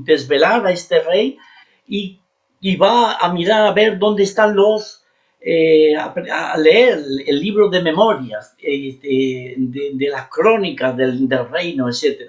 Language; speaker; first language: Spanish; native; Spanish